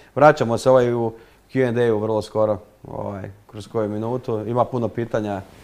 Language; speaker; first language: Croatian; native; Croatian